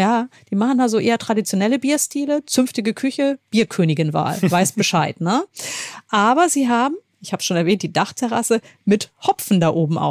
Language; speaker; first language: German; native; German